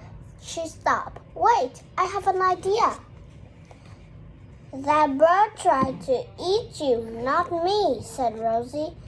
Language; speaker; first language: English; non-native, learner; Vietnamese